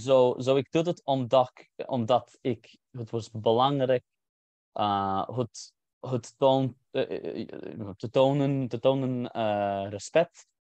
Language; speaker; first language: Dutch; non-native, learner; English